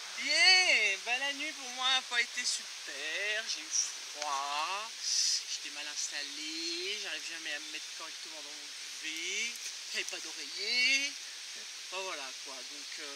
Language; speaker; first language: French; native; French